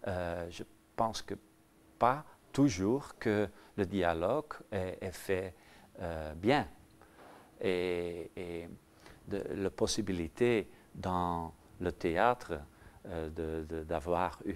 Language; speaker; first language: French; non-native, local second language; Dutch